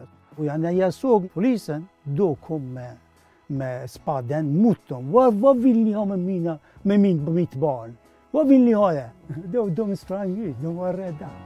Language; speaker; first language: Swedish; non-native, fluent; Persian